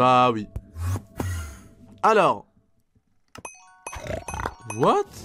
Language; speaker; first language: French; native; French